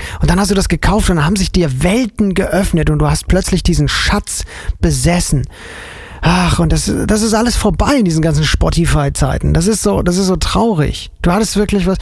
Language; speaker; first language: German; native; German